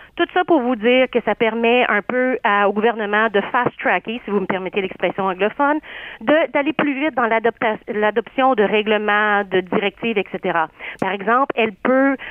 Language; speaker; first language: French; native; French